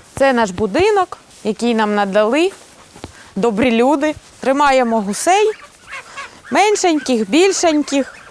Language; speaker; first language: Ukrainian; non-native, local second language; Russian